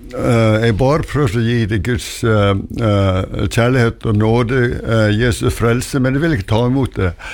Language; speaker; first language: Norwegian; native; Norwegian